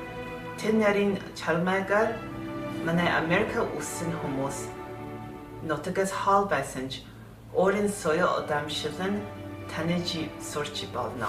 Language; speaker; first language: Mongolian; early bilingual, heritage; Mongolian